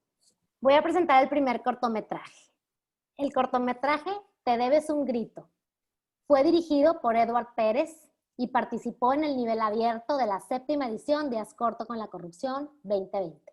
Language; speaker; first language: Spanish; native; Spanish